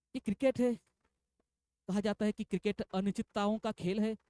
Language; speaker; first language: Hindi; non-native, local second language; Marathi